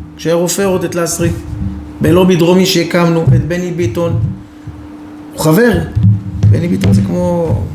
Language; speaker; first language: Hebrew; native; Hebrew